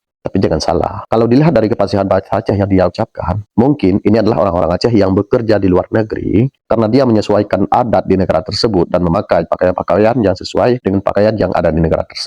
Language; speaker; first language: Indonesian; native; Indonesian